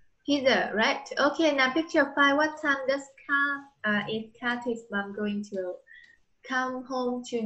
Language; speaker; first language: English; non-native, learner; Vietnamese